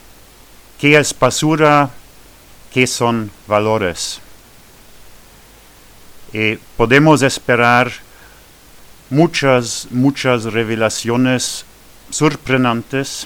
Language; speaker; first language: Spanish; non-native, fluent; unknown